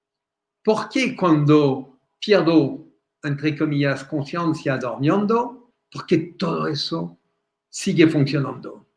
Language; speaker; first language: Spanish; non-native, fluent; French